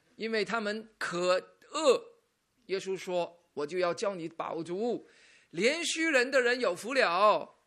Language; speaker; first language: Chinese; non-native, local second language; Cantonese